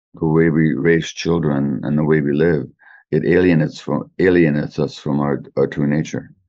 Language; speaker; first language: English; native; English